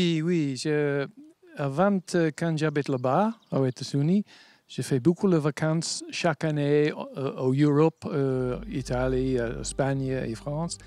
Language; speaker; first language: French; non-native, learner; English